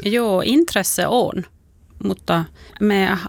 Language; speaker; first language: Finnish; non-native, local second language; Swedish